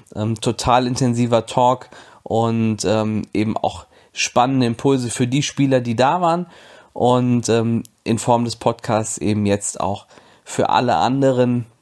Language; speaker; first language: German; native; German